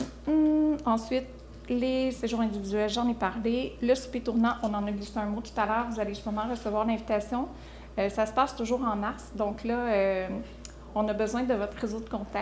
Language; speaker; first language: French; native; French